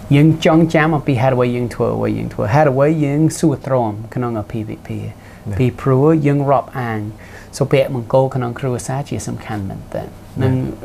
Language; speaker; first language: Khmer; early bilingual, heritage; Khmer